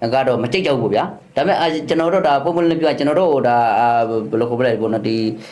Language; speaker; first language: Burmese; native; Burmese